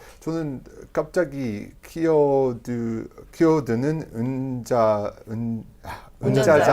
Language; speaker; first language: Korean; non-native, fluent; English